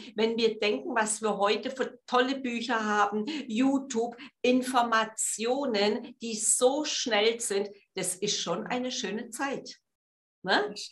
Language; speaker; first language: German; native; German